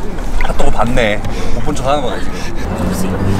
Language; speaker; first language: Korean; native; Korean